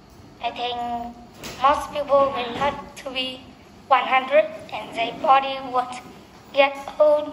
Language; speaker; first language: English; non-native, learner; Vietnamese